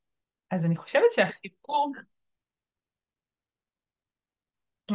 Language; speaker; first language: Hebrew; native; Hebrew